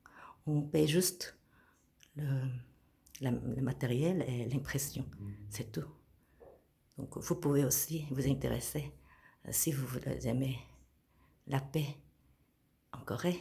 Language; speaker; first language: French; non-native, fluent; Korean